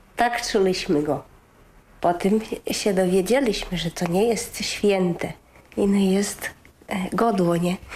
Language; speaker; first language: Polish; early bilingual, heritage; Polish